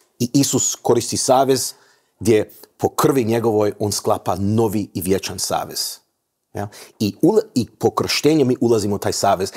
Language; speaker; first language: Croatian; early bilingual, heritage; Croatian